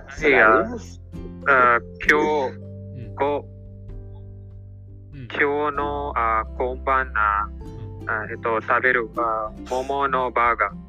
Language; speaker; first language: Japanese; non-native, learner; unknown